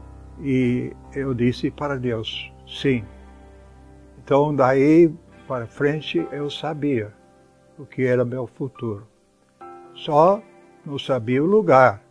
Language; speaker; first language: Portuguese; non-native, fluent; English